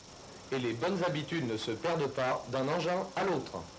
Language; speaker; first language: French; native; French